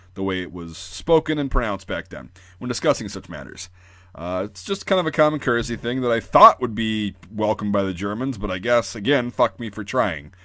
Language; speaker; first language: English; native; English